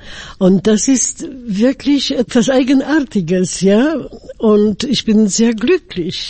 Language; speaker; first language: German; non-native, fluent; Polish